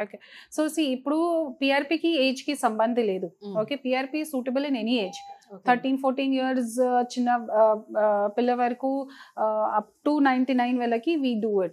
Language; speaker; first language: Telugu; non-native, fluent; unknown